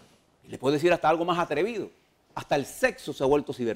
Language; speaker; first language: Spanish; native; Spanish